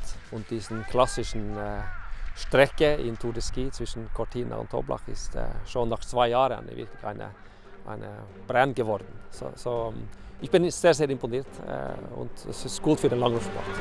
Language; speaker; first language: German; non-native, fluent; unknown